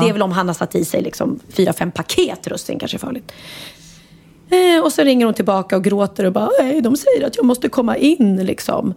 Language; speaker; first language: Swedish; native; Swedish